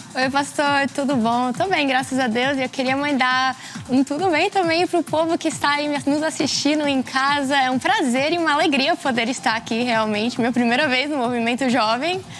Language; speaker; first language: Portuguese; early bilingual, heritage; Portuguese